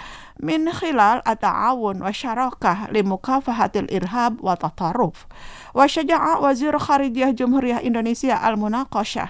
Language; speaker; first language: Arabic; non-native, fluent; Indonesian